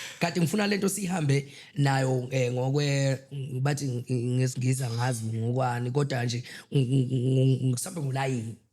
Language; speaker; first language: Zulu; native; Zulu